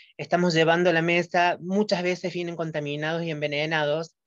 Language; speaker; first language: Spanish; native; Spanish